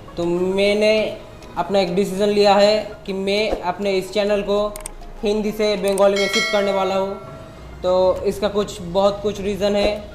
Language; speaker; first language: Hindi; non-native, local second language; Bangla